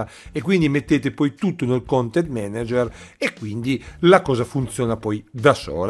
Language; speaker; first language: Italian; native; Italian